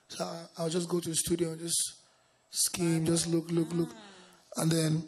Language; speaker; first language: English; non-native, local second language; Yoruba